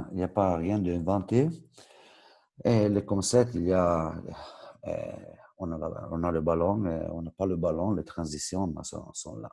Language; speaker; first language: French; non-native, local second language; Italian